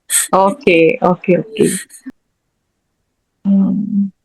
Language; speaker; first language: English; non-native, learner; Hindi